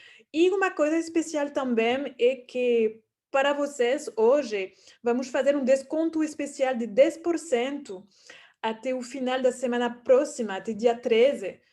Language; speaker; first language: Portuguese; non-native, fluent; French